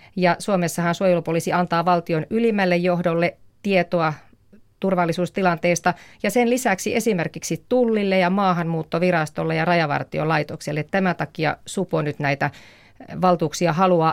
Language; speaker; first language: Finnish; native; Finnish